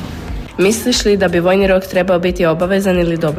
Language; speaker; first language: Serbian; native; Serbian